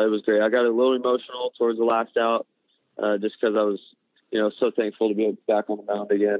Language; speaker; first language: English; native; English